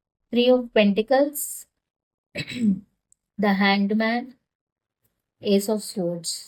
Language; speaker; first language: English; non-native, local second language; Telugu